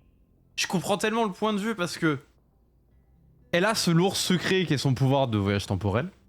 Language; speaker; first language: French; native; French